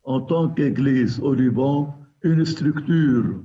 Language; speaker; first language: French; non-native, local second language; Arabic